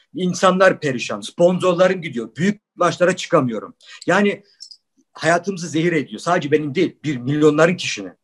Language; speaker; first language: Turkish; early bilingual, heritage; Turkish